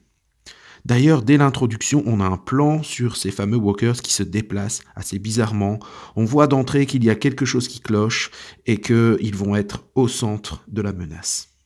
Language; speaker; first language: French; native; French